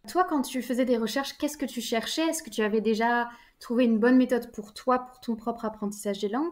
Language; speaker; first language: French; native; French